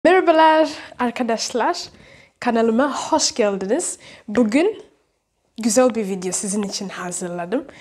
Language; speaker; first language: Turkish; non-native, learner; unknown